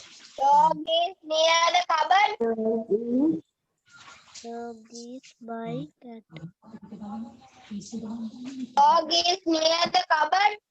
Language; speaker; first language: English; non-native, learner; Sinhala